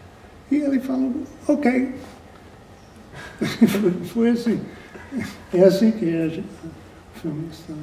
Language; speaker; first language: Portuguese; non-native, fluent; English